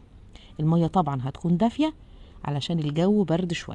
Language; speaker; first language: Arabic; native; Arabic